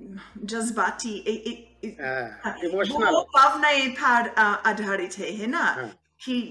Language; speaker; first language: Hindi; non-native, fluent; Italian